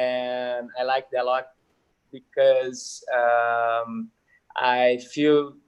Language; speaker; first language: English; non-native, learner; Portuguese